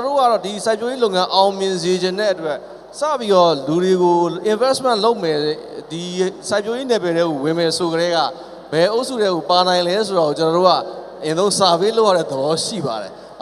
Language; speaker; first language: Burmese; native; Burmese